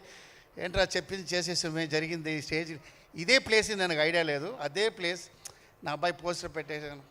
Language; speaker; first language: Telugu; non-native, learner; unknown